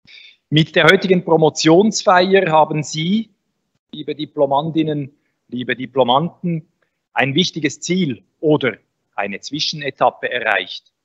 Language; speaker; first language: German; native; German